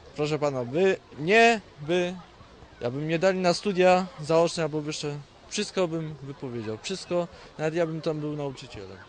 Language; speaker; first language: Polish; native; Polish